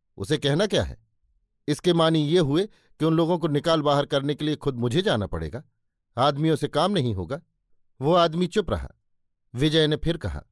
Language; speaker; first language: Hindi; native; Hindi